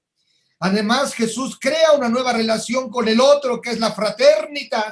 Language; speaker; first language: Spanish; native; Spanish